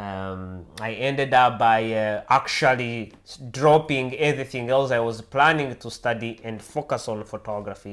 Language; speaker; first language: English; non-native, local second language; Kinyarwanda